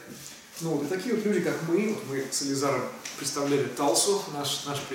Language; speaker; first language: Russian; native; Russian